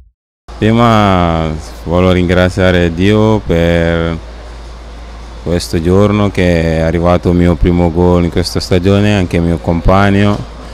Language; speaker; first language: Italian; non-native, learner; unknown